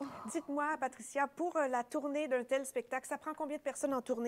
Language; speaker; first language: French; native; French